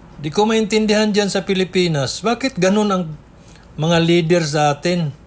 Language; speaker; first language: Filipino; native; Filipino